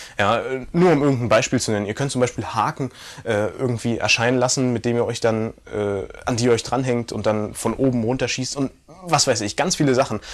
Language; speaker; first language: German; native; German